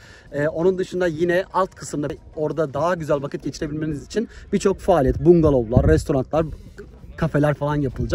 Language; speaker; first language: Turkish; native; Turkish